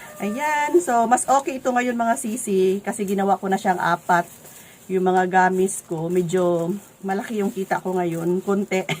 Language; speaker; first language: Filipino; non-native, local second language; Cebuano